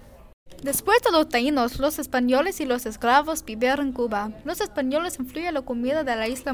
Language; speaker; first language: Spanish; non-native, learner; English